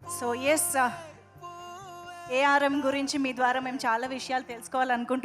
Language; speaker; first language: Telugu; native; Telugu